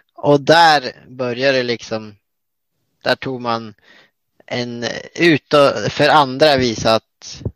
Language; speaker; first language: Swedish; native; Swedish